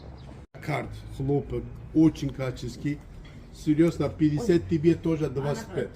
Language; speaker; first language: Russian; non-native, learner; Turkish